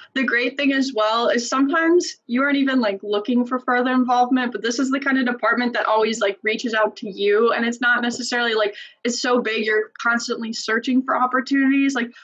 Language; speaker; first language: English; native; English